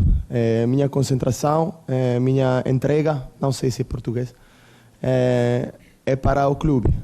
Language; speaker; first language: Portuguese; non-native, learner; Italian